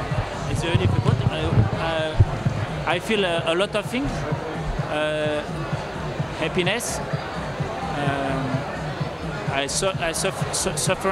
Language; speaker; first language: English; non-native, learner; French